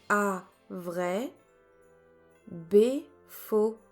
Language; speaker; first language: French; native; French